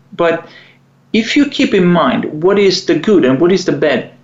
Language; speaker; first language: English; non-native, fluent; Italian